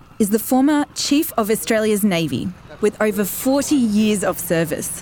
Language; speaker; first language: English; native; English